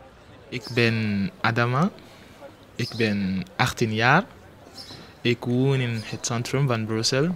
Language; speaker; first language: Dutch; non-native, learner; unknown